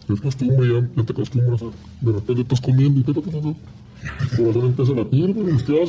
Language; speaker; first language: Spanish; native; Spanish